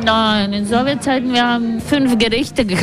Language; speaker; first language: German; non-native, fluent; Latvian